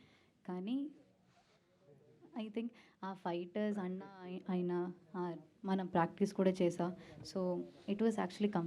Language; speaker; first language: Telugu; non-native, learner; Malayalam